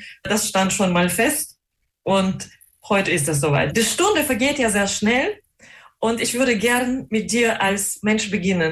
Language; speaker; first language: German; non-native, fluent; Russian